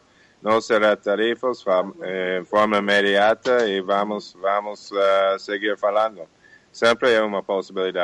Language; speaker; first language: Portuguese; non-native, fluent; English